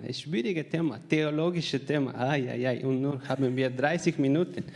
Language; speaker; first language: German; non-native, learner; Spanish